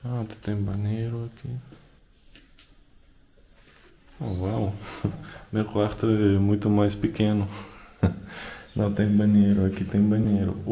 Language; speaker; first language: Portuguese; non-native, learner; Russian